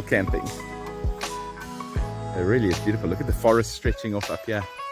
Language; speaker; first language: English; native; English